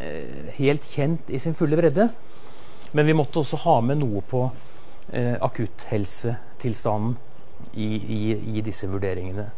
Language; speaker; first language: Norwegian; native; Norwegian